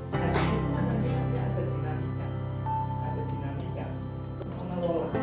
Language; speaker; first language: Indonesian; native; Indonesian